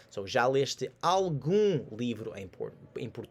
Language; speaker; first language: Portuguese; non-native, fluent; English